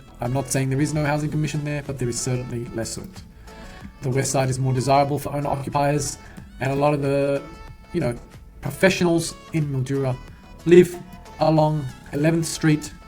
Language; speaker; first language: English; native; English